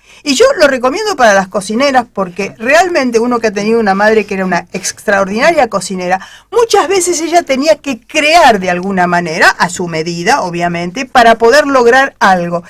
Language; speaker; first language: Spanish; native; Spanish